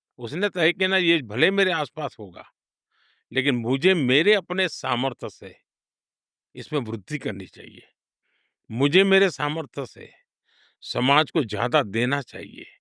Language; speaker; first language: Hindi; non-native, local second language; Gujarati